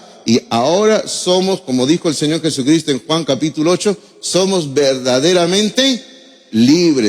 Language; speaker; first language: Spanish; native; Spanish